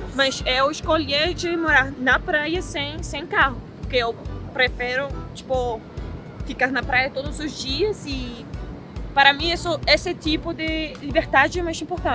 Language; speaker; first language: Portuguese; non-native, fluent; French